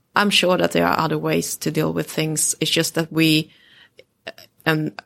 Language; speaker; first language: English; early bilingual, other home language; Swedish